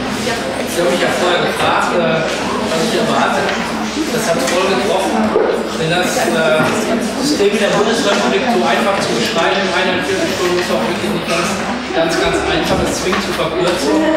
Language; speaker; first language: German; native; German